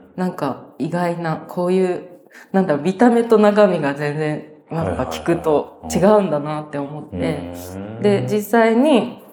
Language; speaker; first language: Japanese; native; Japanese